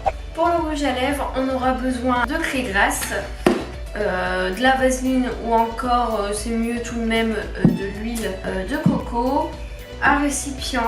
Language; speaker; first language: French; native; French